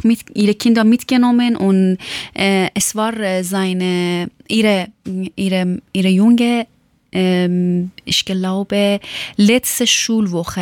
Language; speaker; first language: German; non-native, learner; Persian